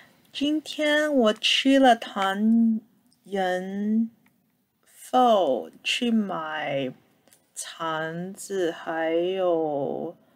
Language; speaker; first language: Chinese; early bilingual, heritage; Cantonese